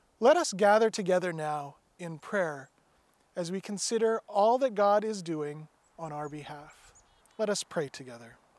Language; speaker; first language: English; native; English